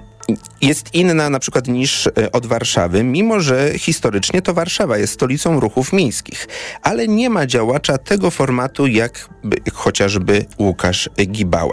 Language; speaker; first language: Polish; native; Polish